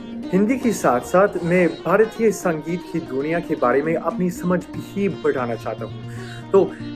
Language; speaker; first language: Hindi; non-native, fluent; English